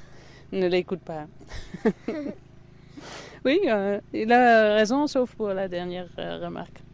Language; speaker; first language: French; non-native, fluent; Dutch